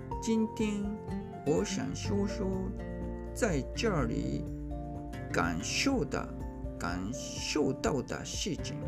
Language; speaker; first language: Chinese; non-native, learner; Japanese